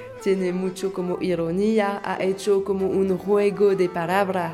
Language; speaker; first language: Spanish; non-native, fluent; French